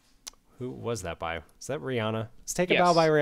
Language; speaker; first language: English; native; English